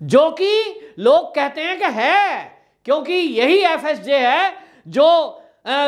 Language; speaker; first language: Hindi; native; Hindi